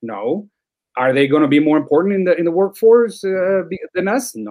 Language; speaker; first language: English; non-native, fluent; Spanish